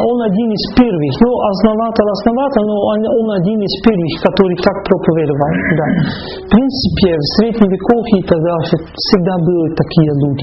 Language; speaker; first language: Russian; non-native, fluent; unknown